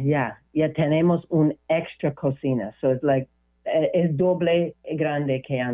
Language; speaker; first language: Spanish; non-native, learner; English